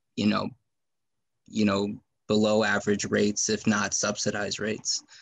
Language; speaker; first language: English; native; English